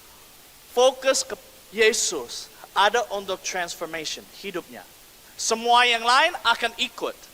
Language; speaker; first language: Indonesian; non-native, fluent; English